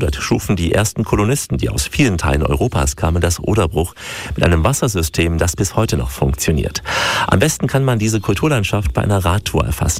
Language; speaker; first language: German; native; German